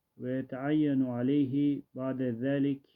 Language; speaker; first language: Arabic; non-native, learner; Turkish